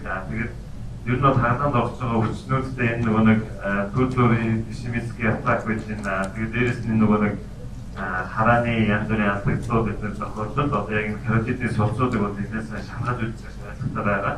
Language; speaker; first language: Mongolian; native; Mongolian